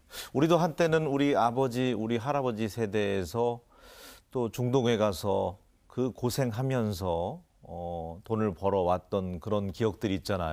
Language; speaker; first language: Korean; native; Korean